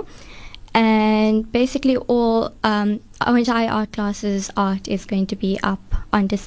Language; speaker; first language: English; native; English